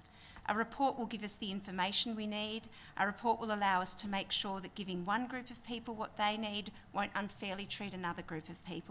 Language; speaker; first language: English; native; English